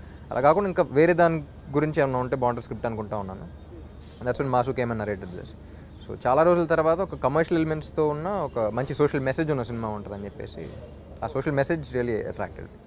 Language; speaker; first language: Telugu; native; Telugu